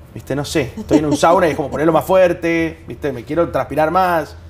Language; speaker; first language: Spanish; native; Spanish